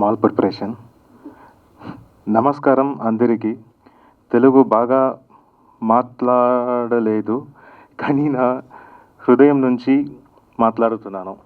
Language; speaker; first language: Telugu; non-native, learner; Kannada